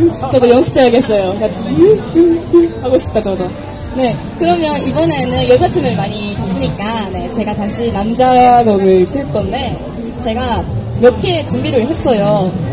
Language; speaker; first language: Korean; non-native, fluent; Japanese